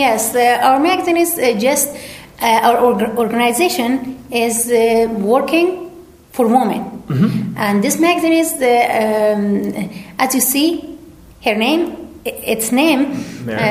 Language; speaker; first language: English; non-native, learner; Persian